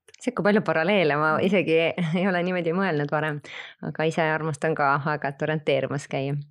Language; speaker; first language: Estonian; native; Estonian